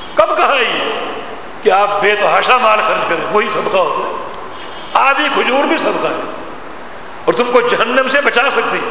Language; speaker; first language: Urdu; non-native, local second language; Punjabi